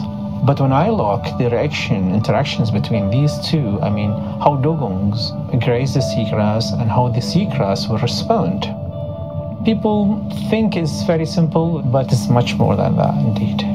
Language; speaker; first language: English; non-native, fluent; Arabic